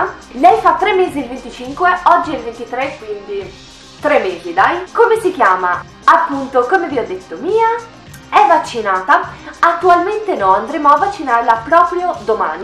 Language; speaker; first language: Italian; native; Italian